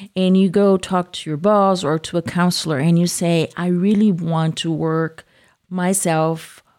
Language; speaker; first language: English; non-native, fluent; Portuguese